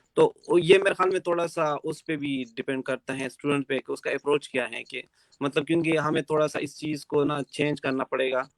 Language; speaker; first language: Urdu; non-native, local second language; Pashto